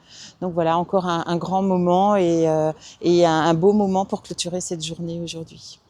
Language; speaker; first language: French; native; French